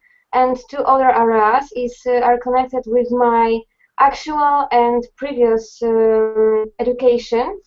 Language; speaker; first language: English; non-native, fluent; Polish